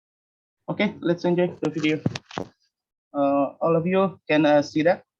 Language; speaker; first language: English; non-native, learner; Indonesian